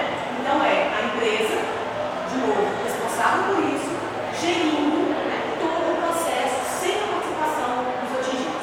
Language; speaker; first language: Portuguese; native; Portuguese